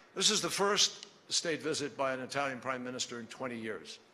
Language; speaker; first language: English; native; English